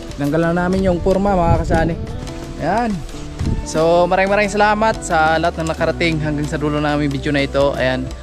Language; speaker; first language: Filipino; non-native, local second language; Cebuano